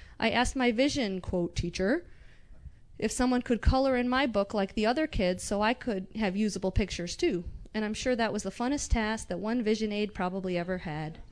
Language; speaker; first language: English; non-native, local second language; Arabic